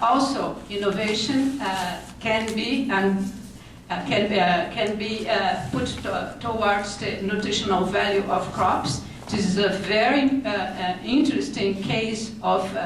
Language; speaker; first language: English; non-native, fluent; Portuguese